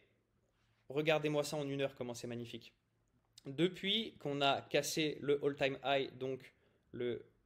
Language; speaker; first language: French; native; French